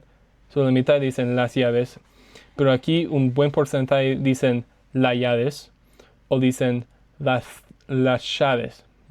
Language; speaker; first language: Spanish; non-native, learner; English